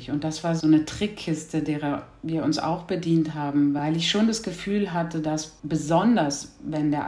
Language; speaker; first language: German; native; German